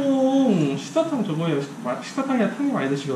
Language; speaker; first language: Korean; native; Korean